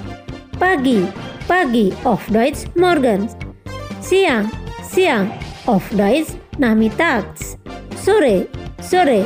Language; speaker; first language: German; non-native, fluent; Indonesian